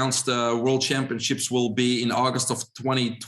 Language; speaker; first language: English; non-native, fluent; Dutch